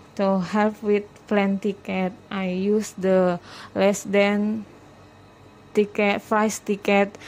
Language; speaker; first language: English; non-native, learner; Indonesian